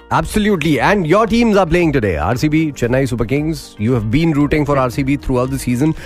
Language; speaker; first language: English; non-native, local second language; Hindi